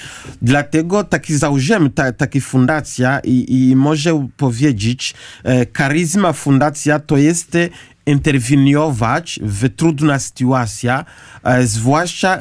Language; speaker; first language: Polish; non-native, learner; Kinyarwanda